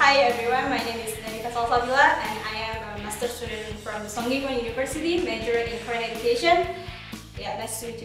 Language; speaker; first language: English; non-native, learner; Indonesian